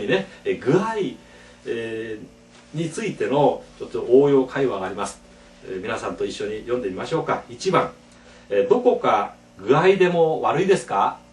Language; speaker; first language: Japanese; non-native, fluent; Korean